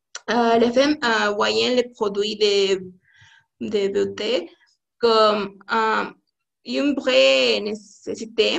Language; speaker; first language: French; non-native, learner; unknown